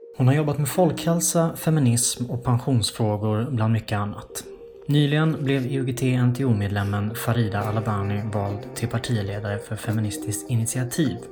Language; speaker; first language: Swedish; native; Swedish